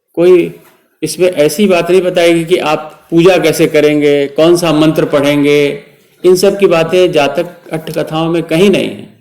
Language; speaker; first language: Hindi; native; Hindi